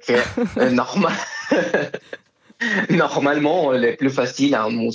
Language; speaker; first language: French; non-native, fluent; Spanish